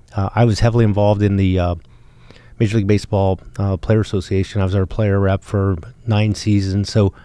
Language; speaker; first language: English; native; English